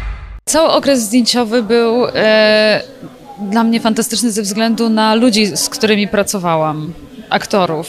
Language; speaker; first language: Polish; native; Polish